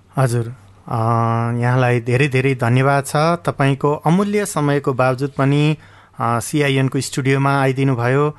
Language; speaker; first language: Nepali; native; Nepali